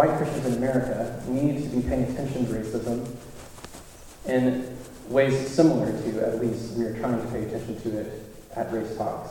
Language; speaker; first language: English; native; English